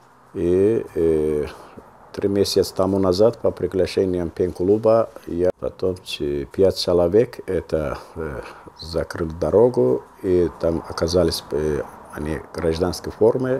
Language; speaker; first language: Russian; non-native, local second language; Azerbaijani